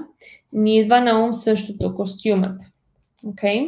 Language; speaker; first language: Bulgarian; non-native, fluent; Spanish